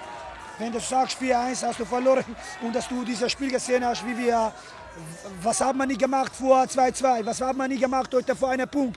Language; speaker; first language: German; non-native, fluent; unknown